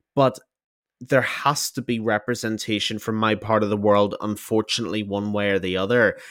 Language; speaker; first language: English; native; English